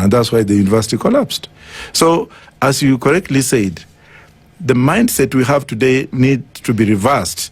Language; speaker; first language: English; non-native, local second language; Luyia